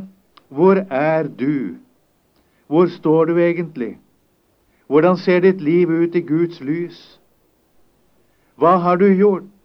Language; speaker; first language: Norwegian; native; Norwegian